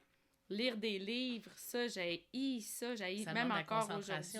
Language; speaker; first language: French; early bilingual, other home language; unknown